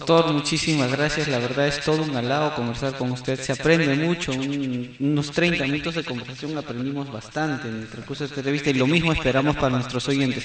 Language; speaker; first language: Spanish; native; Spanish